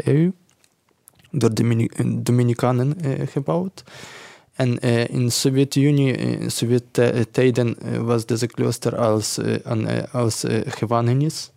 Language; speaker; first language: Dutch; non-native, learner; Ukrainian